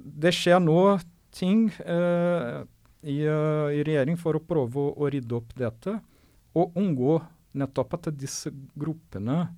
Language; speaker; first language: Norwegian; non-native, fluent; Portuguese